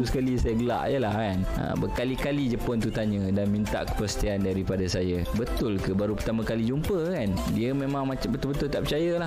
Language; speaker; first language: Malay; native; Malay